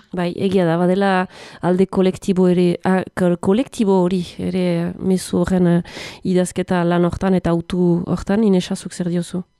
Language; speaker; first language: Basque; native; Basque